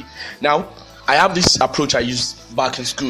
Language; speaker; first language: English; non-native, local second language; Yoruba